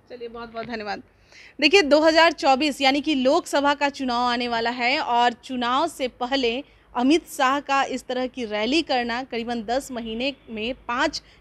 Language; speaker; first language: Hindi; native; Hindi